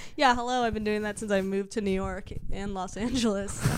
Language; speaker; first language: English; native; English